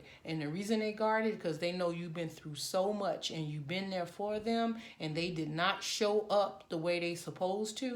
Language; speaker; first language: English; native; English